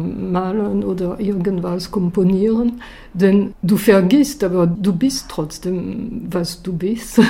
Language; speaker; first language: German; non-native, fluent; French